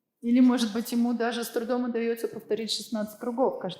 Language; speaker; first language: Russian; native; Russian